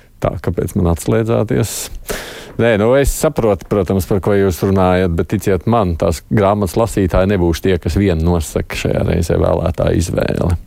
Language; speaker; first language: Latvian; native; Latvian